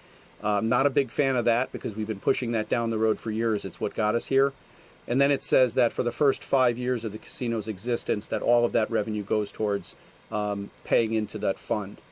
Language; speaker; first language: English; native; English